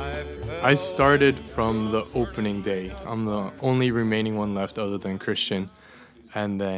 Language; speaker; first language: English; native; English